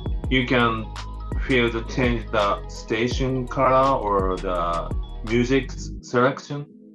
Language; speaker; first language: English; non-native, learner; Japanese